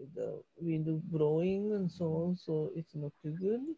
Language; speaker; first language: English; non-native, learner; Japanese